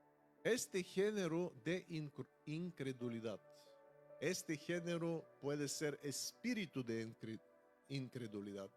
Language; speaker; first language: Spanish; non-native, fluent; Bulgarian